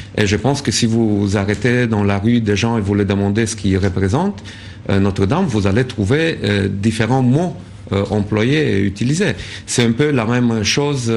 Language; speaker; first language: French; non-native, fluent; Romanian